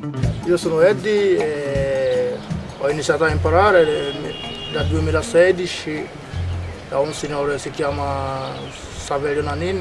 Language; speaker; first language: Italian; non-native, learner; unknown